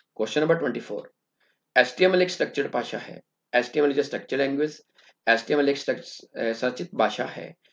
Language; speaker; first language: Hindi; non-native, local second language; Punjabi